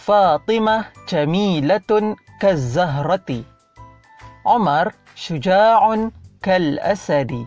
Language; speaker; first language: Arabic; non-native, fluent; Malay